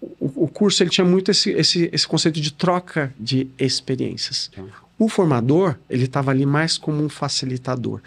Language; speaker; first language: Portuguese; native; Portuguese